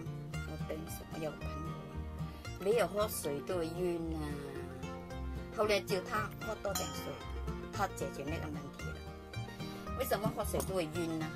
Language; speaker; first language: Chinese; non-native, local second language; Cantonese